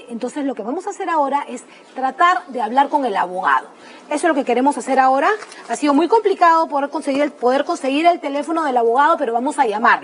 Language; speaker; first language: Spanish; native; Spanish